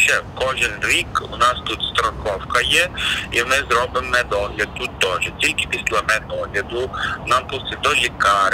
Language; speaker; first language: Ukrainian; non-native, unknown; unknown